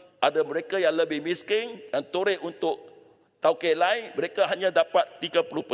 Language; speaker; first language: Malay; non-native, local second language; Chinese